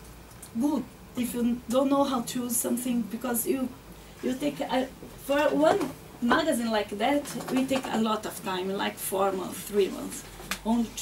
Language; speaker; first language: English; non-native, learner; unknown